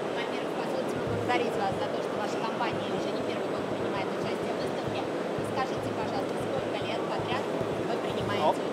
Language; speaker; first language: Russian; native; Russian